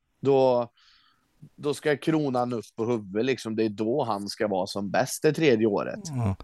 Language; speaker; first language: Swedish; native; Swedish